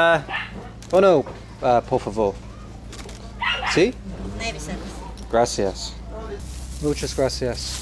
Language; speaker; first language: Spanish; non-native, learner; English